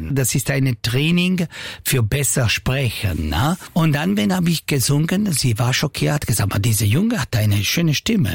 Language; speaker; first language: German; non-native, local second language; Italian